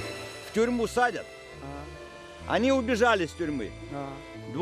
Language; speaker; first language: Russian; native; Russian